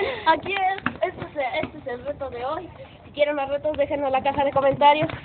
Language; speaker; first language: Spanish; native; Spanish